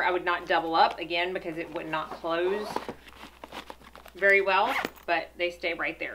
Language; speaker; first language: English; native; English